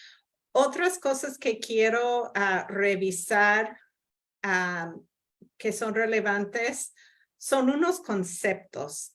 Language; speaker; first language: Spanish; non-native, fluent; English